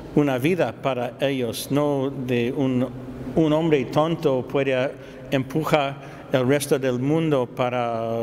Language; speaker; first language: Spanish; non-native, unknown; English